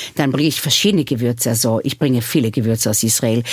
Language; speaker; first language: German; early bilingual, other home language; Hebrew